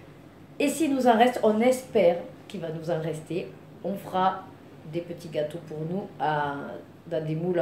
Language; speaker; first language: French; native; French